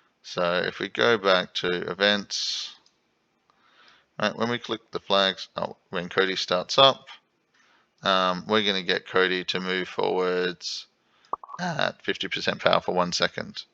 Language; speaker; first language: English; native; English